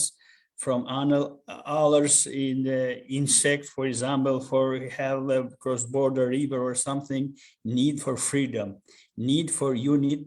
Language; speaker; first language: English; non-native, learner; Albanian